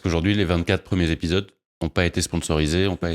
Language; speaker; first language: French; native; French